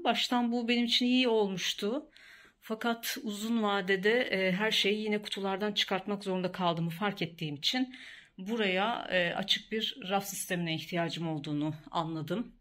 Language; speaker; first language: Turkish; native; Turkish